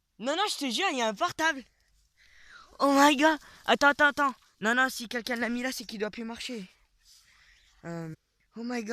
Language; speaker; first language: French; native; French